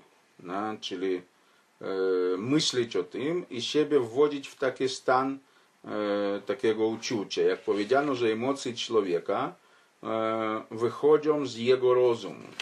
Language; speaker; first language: Polish; non-native, fluent; Ukrainian